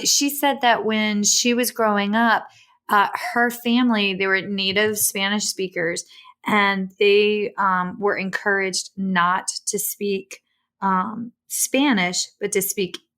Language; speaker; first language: English; native; English